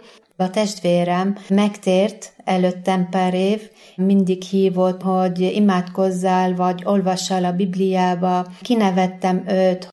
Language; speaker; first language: Hungarian; non-native, fluent; Arabic